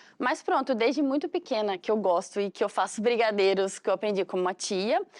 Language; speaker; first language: Portuguese; native; Portuguese